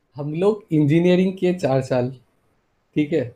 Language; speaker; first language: Hindi; non-native, local second language; Assamese